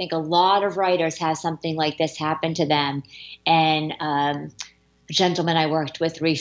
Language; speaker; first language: English; native; English